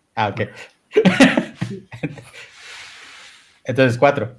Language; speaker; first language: Spanish; non-native, learner; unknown